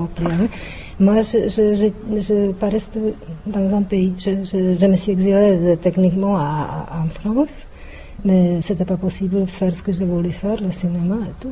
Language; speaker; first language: French; non-native, fluent; Czech